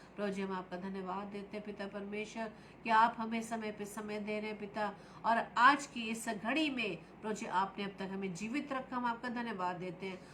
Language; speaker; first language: Hindi; native; Hindi